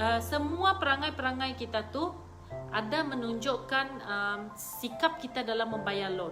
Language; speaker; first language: Malay; non-native, local second language; Iban